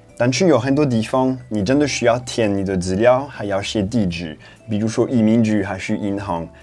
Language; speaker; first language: Chinese; non-native, fluent; French